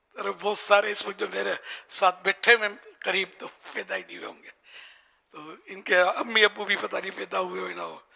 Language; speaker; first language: Urdu; native; Urdu